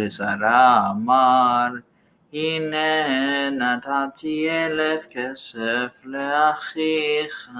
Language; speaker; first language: Hebrew; non-native, learner; English